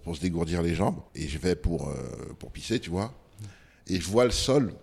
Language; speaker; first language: French; early bilingual, other home language; Bambara